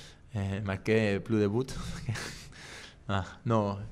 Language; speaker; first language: French; non-native, learner; Spanish